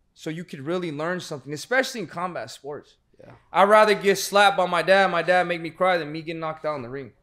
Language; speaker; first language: English; native; English